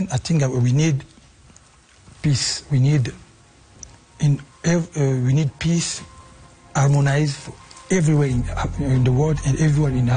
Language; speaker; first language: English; non-native, learner; French